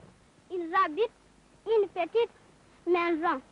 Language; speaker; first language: French; non-native, learner; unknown